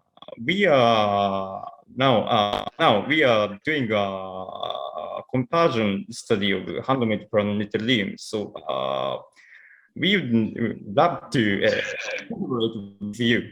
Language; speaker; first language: English; non-native, learner; Japanese